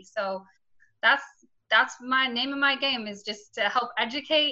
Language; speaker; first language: English; native; English